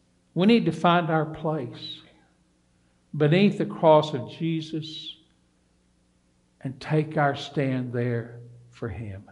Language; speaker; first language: English; native; English